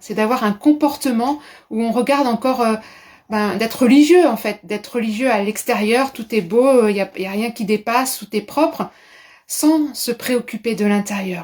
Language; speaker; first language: French; native; French